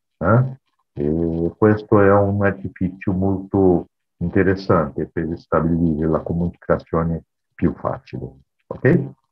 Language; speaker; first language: Italian; non-native, learner; Portuguese